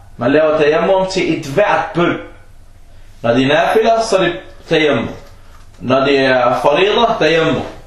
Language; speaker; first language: Danish; non-native, fluent; Arabic